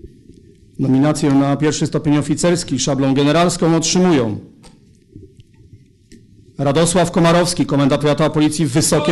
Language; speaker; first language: Polish; native; Polish